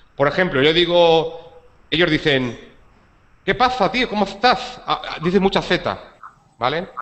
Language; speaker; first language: Spanish; native; Spanish